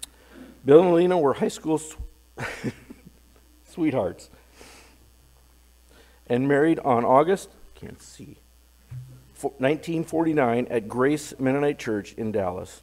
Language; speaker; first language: English; native; English